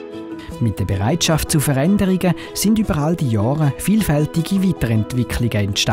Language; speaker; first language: German; native; German